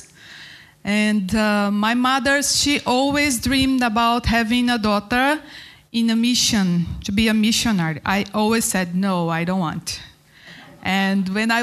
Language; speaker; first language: English; non-native, learner; Portuguese